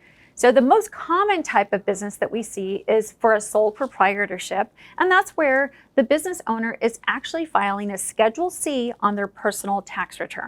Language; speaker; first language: English; native; English